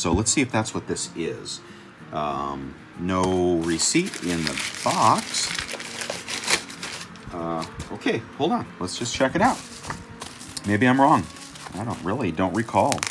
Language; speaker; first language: English; native; English